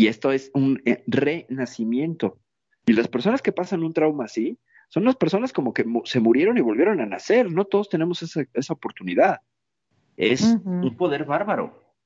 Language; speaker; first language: Spanish; native; Spanish